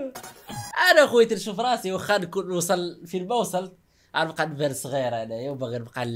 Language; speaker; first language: Arabic; native; Arabic